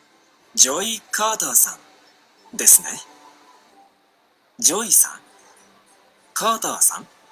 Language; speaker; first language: Japanese; non-native, learner; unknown